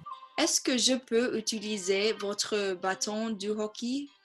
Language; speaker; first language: French; non-native, learner; English